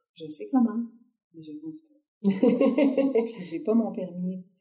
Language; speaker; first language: French; native; French